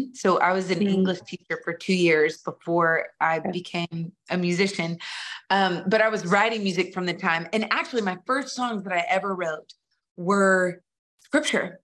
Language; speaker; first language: English; native; English